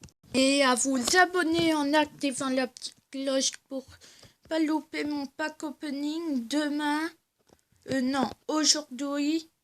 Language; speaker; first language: French; native; French